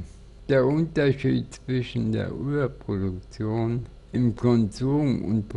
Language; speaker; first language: German; native; German